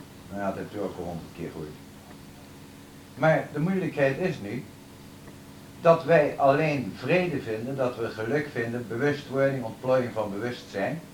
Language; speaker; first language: Dutch; native; Dutch